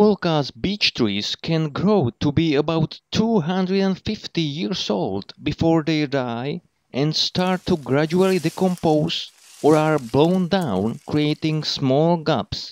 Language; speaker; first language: English; non-native, fluent; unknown